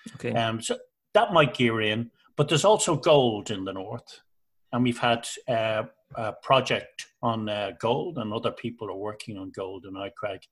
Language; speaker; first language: English; native; English